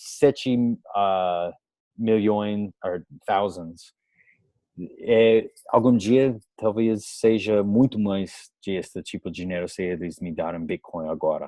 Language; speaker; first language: Portuguese; non-native, learner; English